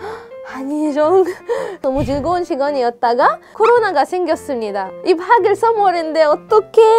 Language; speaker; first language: Korean; non-native, fluent; Arabic